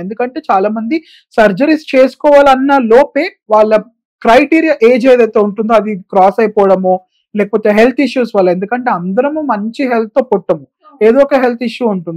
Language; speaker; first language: Telugu; native; Telugu